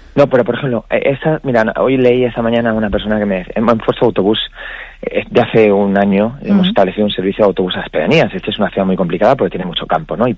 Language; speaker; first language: Spanish; native; Spanish